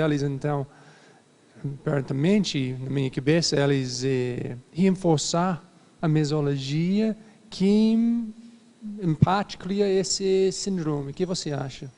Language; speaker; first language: Portuguese; non-native, fluent; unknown